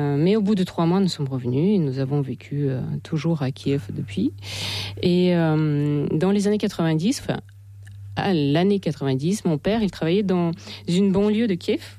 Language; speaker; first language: French; non-native, fluent; Russian